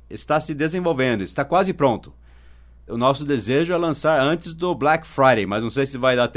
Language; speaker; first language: Portuguese; non-native, fluent; English